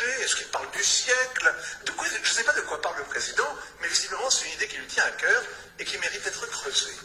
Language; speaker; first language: French; native; French